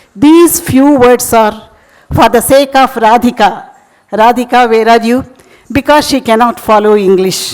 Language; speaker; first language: English; non-native, local second language; Telugu